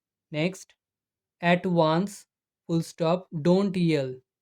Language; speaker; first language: English; non-native, local second language; Bangla